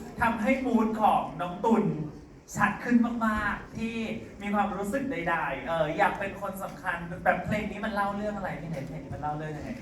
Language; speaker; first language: Thai; native; Thai